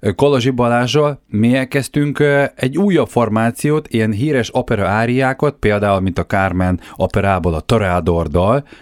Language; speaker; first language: Hungarian; non-native, fluent; Ukrainian